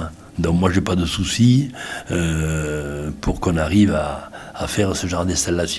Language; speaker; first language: French; native; French